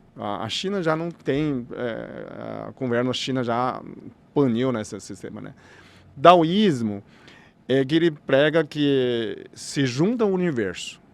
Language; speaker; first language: Portuguese; non-native, fluent; Chinese